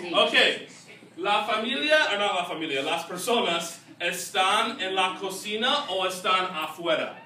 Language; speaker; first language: Spanish; non-native, fluent; English